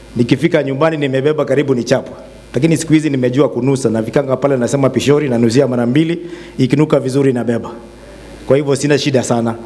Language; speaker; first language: Swahili; non-native, local second language; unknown